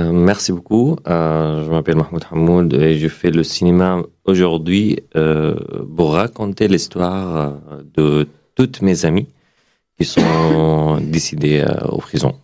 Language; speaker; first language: French; non-native, fluent; Arabic